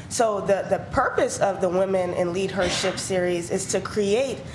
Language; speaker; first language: English; native; English